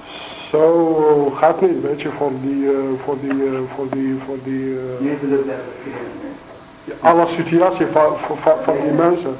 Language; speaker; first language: Dutch; non-native, learner; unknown